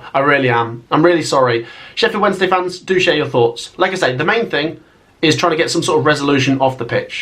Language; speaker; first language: English; native; English